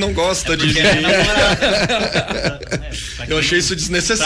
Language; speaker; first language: Portuguese; native; Portuguese